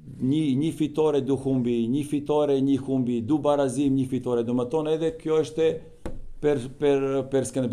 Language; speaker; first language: Albanian; non-native, learner; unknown